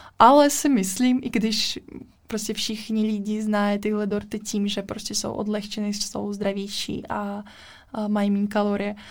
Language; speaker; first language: Czech; non-native, fluent; Russian